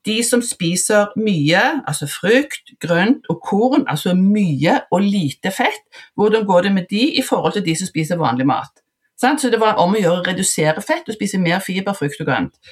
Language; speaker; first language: Norwegian; native; Norwegian